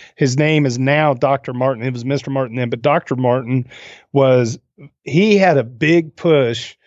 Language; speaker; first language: English; native; English